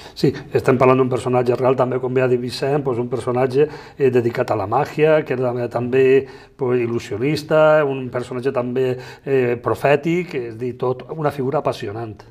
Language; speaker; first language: Catalan; native; Catalan